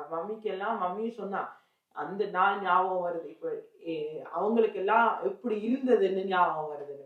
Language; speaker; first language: Tamil; early bilingual, heritage; Tamil